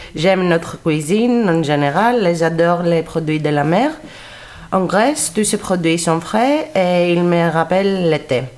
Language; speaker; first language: French; non-native, fluent; Greek